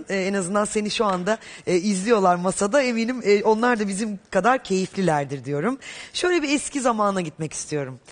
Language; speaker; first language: Turkish; native; Turkish